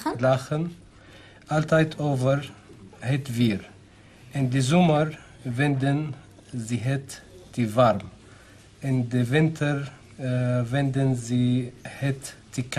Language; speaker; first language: Dutch; non-native, learner; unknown